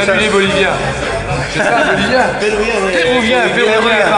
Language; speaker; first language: French; non-native, local second language; Morisyen